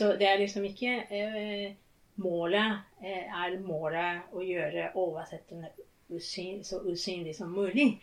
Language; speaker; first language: Norwegian; non-native, fluent; Japanese